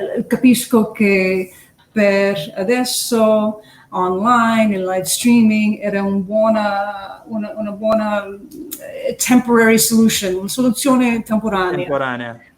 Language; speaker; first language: Italian; early bilingual, heritage; English